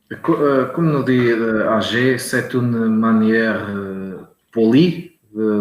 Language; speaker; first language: French; non-native, learner; Portuguese